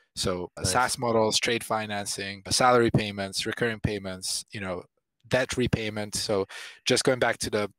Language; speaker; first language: English; non-native, fluent; Italian